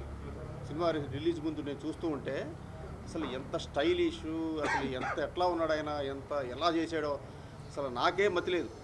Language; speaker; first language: Telugu; native; Telugu